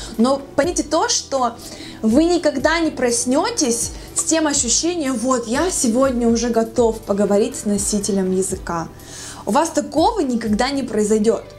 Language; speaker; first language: Russian; native; Russian